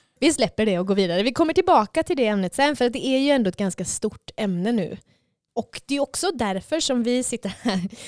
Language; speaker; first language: Swedish; native; Swedish